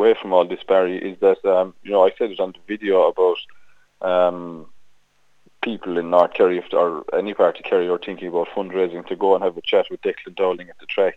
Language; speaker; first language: English; native; English